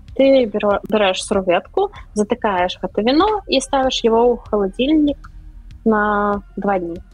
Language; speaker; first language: Belarusian; non-native, local second language; Russian